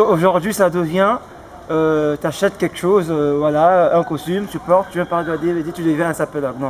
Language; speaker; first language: French; non-native, local second language; Lingala